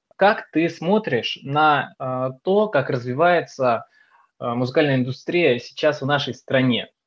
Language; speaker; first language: Russian; native; Russian